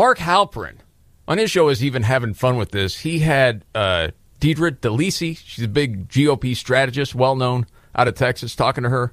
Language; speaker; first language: English; native; English